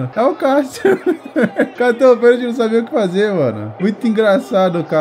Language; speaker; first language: Portuguese; native; Portuguese